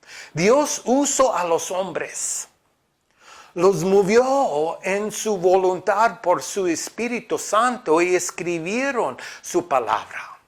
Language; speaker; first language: Spanish; non-native, fluent; English